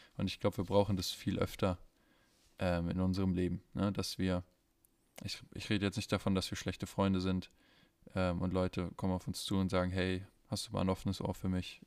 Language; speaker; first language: German; native; German